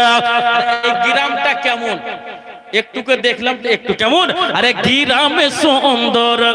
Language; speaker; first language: Bangla; non-native, fluent; Urdu